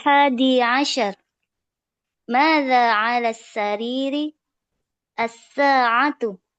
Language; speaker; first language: Arabic; non-native, learner; Indonesian